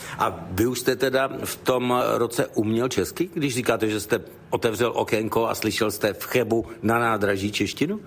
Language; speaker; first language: Czech; native; Czech